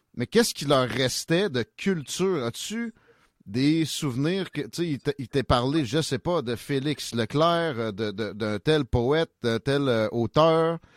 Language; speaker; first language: French; native; French